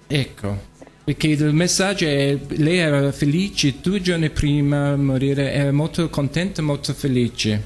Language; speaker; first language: Italian; non-native, learner; English